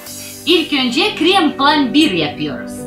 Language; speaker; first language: Turkish; non-native, learner; Russian